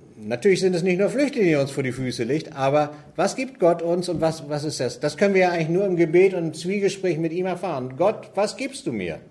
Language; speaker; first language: German; native; German